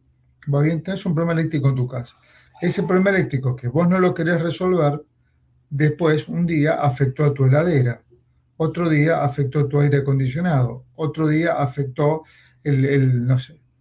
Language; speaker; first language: Spanish; native; Spanish